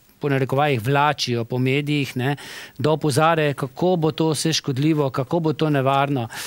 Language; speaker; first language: Slovenian; native; Slovenian